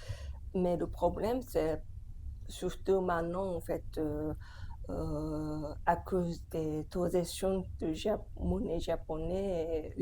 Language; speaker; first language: French; non-native, fluent; Japanese